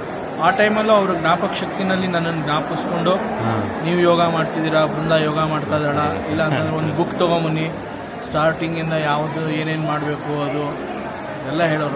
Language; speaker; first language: Kannada; native; Kannada